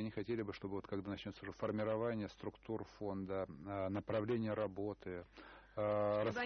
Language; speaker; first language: Russian; native; Russian